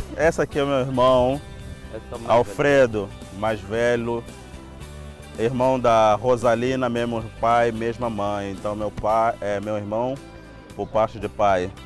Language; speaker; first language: Portuguese; native; Portuguese